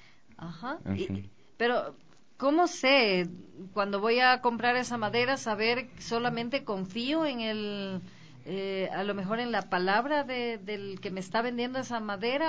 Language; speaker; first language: Spanish; native; Spanish